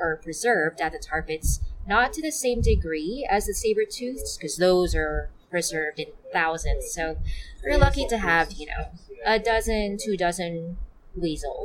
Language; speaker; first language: English; non-native, local second language; Filipino